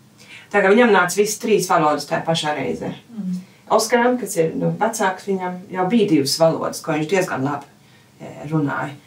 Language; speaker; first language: Latvian; early bilingual, heritage; Latvian